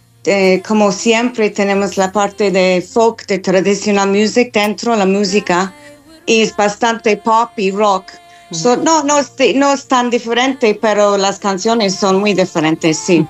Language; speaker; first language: Spanish; non-native, learner; English